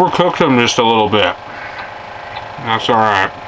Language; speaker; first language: English; native; English